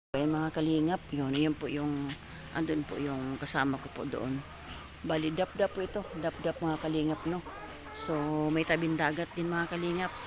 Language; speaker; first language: Filipino; non-native, local second language; Masbatenyo